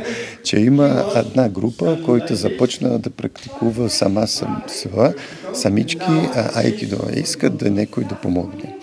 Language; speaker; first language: Bulgarian; non-native, learner; Polish